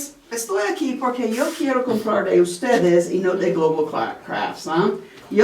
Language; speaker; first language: Spanish; non-native, fluent; English